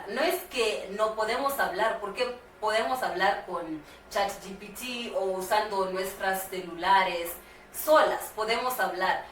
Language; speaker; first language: Spanish; non-native, learner; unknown